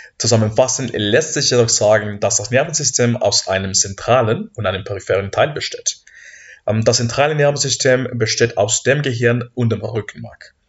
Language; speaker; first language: German; non-native, fluent; Spanish